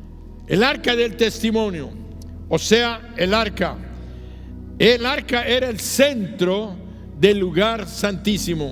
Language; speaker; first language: Spanish; native; Spanish